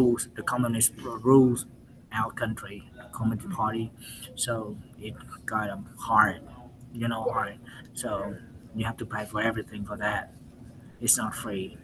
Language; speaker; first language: English; non-native, learner; Vietnamese